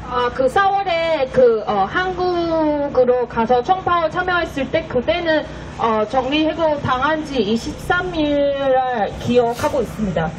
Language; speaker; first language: Korean; non-native, fluent; Chinese